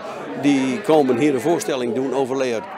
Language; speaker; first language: Dutch; native; Dutch